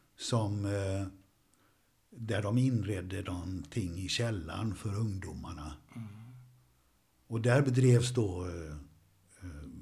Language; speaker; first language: Swedish; early bilingual, other home language; Yiddish